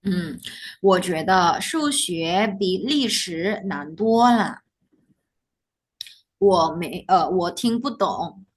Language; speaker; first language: Chinese; non-native, fluent; Indonesian